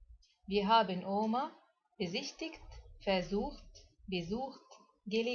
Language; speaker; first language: German; non-native, fluent; Arabic